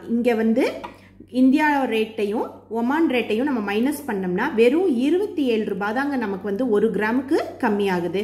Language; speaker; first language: Tamil; native; Tamil